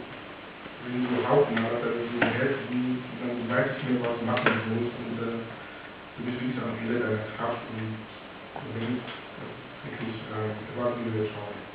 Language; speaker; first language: German; non-native, fluent; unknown